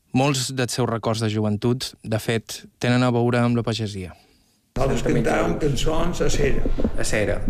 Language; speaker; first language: Catalan; native; Catalan